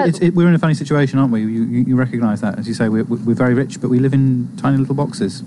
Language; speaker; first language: English; native; English